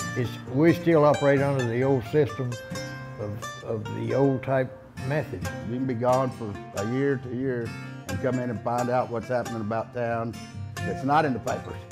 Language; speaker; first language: English; native; English